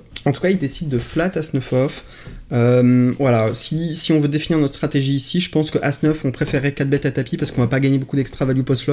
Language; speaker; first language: French; native; French